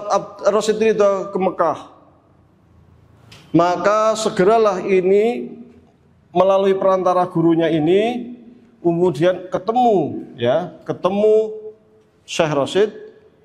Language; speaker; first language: Indonesian; native; Indonesian